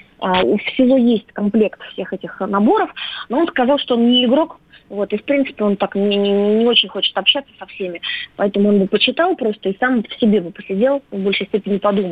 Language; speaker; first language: Russian; native; Russian